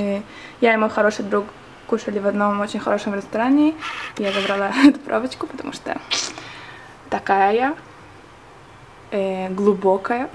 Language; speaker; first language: Russian; early bilingual, heritage; Russian